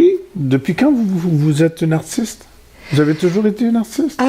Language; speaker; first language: French; non-native, local second language; English